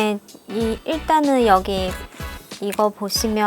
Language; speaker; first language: Korean; non-native, fluent; Chinese